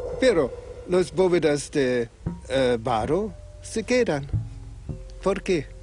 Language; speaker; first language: Spanish; non-native, fluent; German